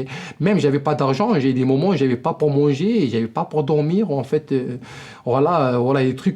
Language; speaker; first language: French; non-native, local second language; Arabic